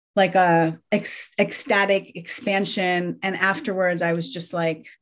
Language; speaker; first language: English; early bilingual, other home language; Persian